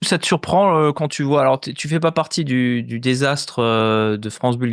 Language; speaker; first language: French; native; French